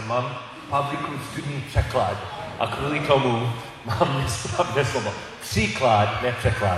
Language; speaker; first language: Czech; non-native, learner; English